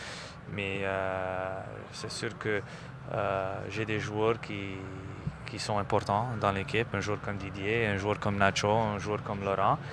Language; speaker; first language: French; non-native, local second language; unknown